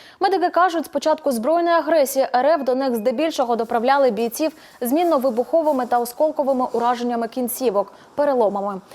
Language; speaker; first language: Ukrainian; native; Ukrainian